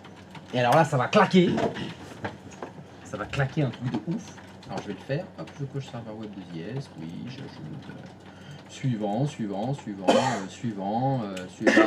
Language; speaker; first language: French; native; French